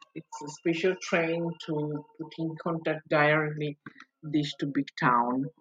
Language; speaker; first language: English; non-native, learner; Italian